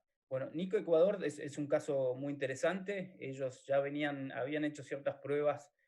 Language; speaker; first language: Spanish; native; Spanish